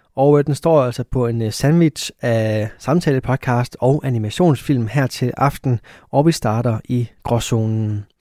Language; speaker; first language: Danish; native; Danish